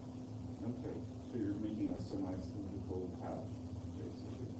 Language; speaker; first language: English; native; English